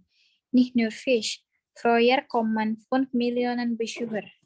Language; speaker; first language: German; non-native, learner; Indonesian